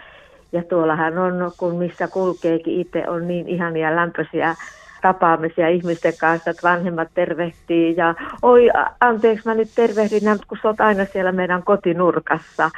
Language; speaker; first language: Finnish; native; Finnish